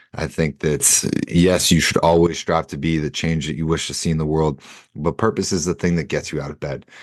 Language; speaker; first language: English; native; English